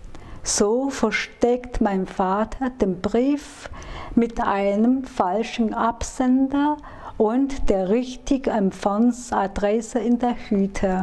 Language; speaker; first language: German; non-native, fluent; Chinese